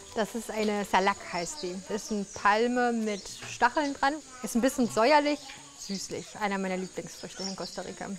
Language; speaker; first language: German; native; German